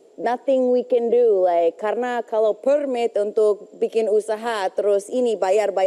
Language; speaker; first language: Indonesian; non-native, fluent; English